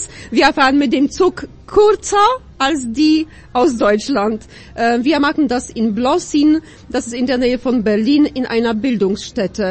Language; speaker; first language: German; non-native, fluent; Polish